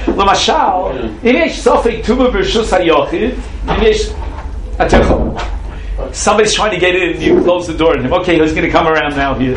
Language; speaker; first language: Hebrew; non-native, fluent; English